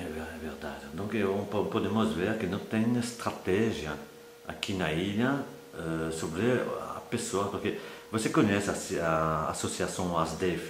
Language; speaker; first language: Portuguese; non-native, fluent; French